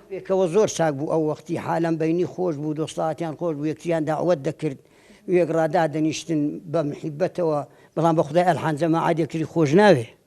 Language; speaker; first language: Central Kurdish; native; Central Kurdish